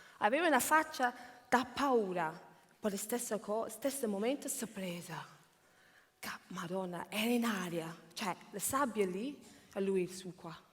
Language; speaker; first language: Italian; non-native, fluent; English